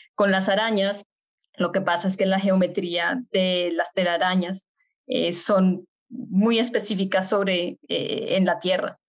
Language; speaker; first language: Spanish; native; Spanish